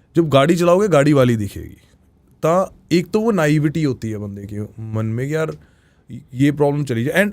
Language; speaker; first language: Hindi; non-native, local second language; Punjabi